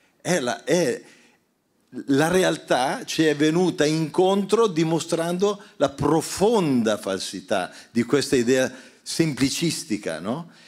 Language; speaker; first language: Italian; native; Italian